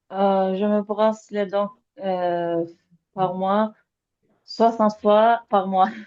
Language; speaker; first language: French; non-native, learner; Azerbaijani